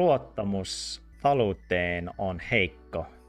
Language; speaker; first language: Finnish; non-native, learner; English